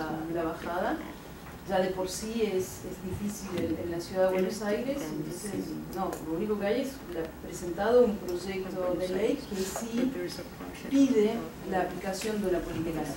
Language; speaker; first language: Spanish; native; Spanish